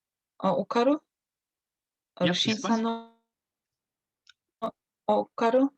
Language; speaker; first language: Japanese; non-native, learner; English